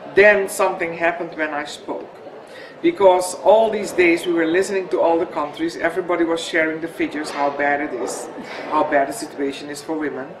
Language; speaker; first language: English; non-native, fluent; Dutch